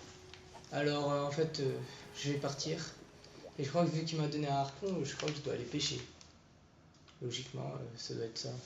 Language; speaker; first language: French; native; French